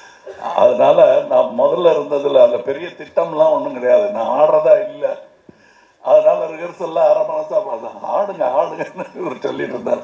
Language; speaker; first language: Tamil; native; Tamil